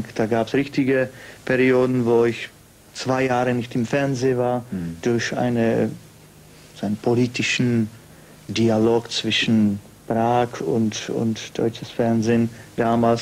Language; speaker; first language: German; non-native, fluent; Czech